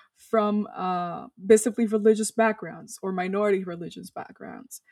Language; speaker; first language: English; non-native, fluent; Spanish